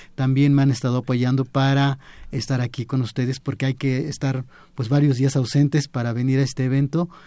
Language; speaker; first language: Spanish; non-native, local second language; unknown